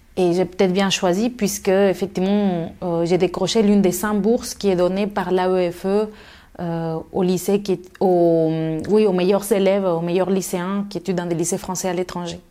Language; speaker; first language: French; non-native, fluent; Spanish